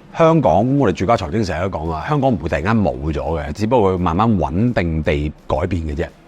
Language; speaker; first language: Cantonese; native; Cantonese